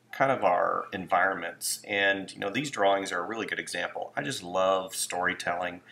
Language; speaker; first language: English; native; English